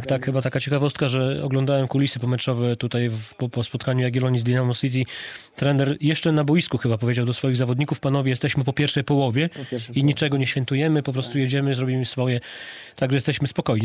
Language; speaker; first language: Polish; native; Polish